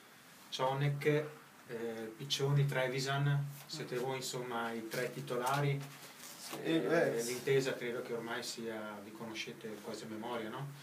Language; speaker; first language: Italian; native; Italian